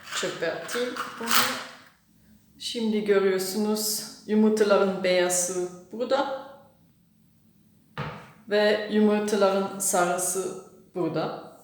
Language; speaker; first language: Turkish; non-native, learner; German